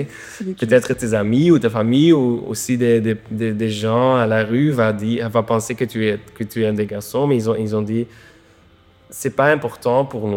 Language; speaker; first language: French; non-native, learner; Dutch